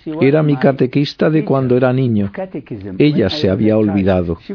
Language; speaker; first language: Spanish; non-native, fluent; Arabic